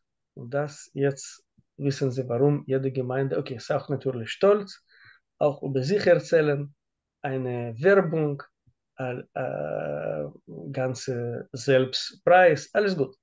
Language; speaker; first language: German; non-native, learner; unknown